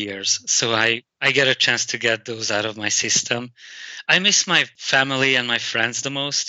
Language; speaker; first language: English; non-native, fluent; Hungarian